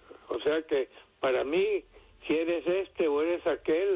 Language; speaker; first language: Spanish; native; Spanish